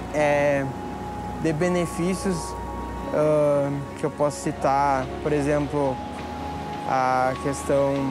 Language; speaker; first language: Portuguese; native; Portuguese